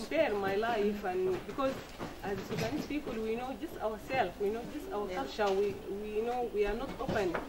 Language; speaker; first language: English; non-native, fluent; Arabic